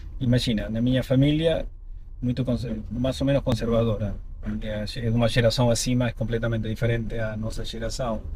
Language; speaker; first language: Portuguese; non-native, fluent; Spanish